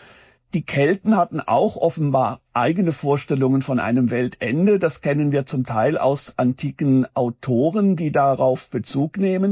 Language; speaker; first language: German; native; German